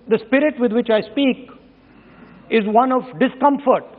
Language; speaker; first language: English; non-native, local second language; Hindi